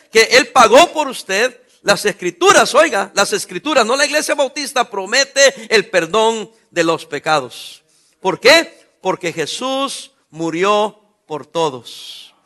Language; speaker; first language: Spanish; native; Spanish